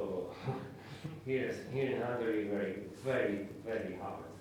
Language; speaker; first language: English; non-native, learner; Hungarian